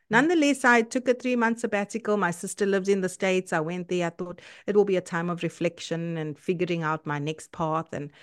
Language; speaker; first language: English; native; English